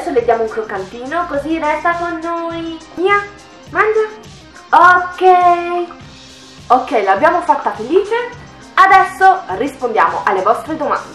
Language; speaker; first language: Italian; native; Italian